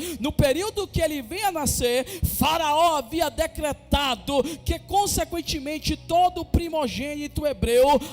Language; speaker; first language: Portuguese; native; Portuguese